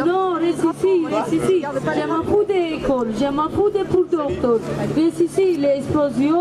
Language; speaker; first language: French; non-native, learner; Romanian